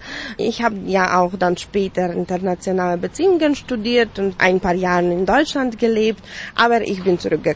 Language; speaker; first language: German; early bilingual, heritage; German